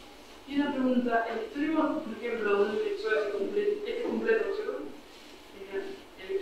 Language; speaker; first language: Spanish; native; Spanish